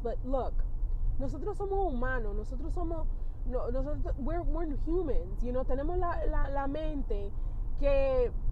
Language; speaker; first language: Spanish; early bilingual, heritage; Spanish